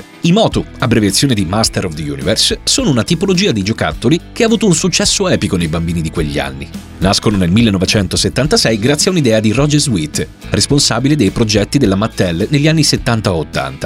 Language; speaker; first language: Italian; native; Italian